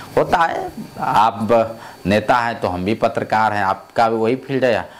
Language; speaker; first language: Hindi; native; Hindi